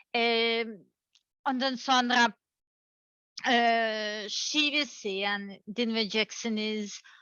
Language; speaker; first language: Turkish; non-native, learner; Serbian